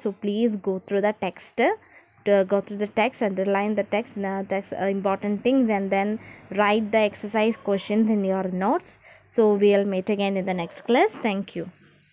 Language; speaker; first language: English; non-native, local second language; Malayalam